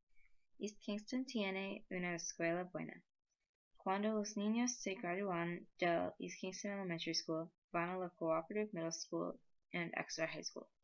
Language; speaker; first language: Spanish; non-native, learner; English